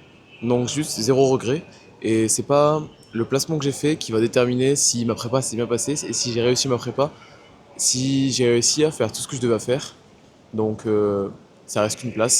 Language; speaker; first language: French; native; French